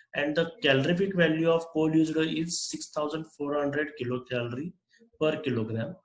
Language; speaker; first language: English; non-native, local second language; Marathi